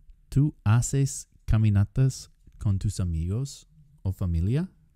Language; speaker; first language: Spanish; non-native, fluent; English